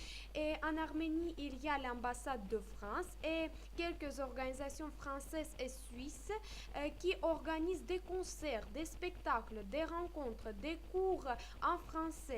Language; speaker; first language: French; non-native, fluent; Armenian